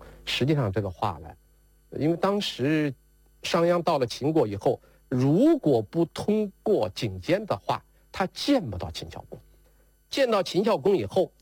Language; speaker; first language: Chinese; native; Chinese